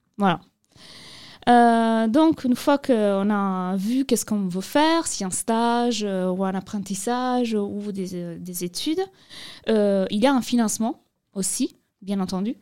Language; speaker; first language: French; non-native, fluent; Italian